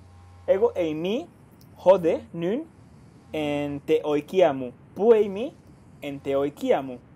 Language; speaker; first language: Greek; non-native, fluent; Spanish